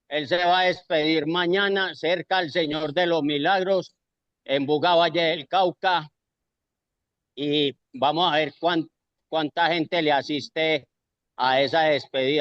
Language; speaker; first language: Spanish; native; Spanish